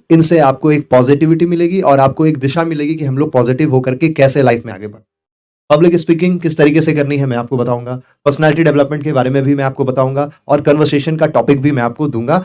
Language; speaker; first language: Hindi; native; Hindi